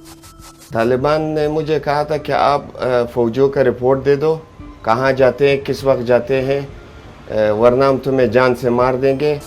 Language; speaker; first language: Hindi; non-native, fluent; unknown